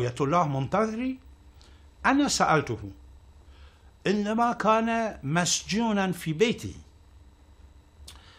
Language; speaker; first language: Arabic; non-native, learner; Persian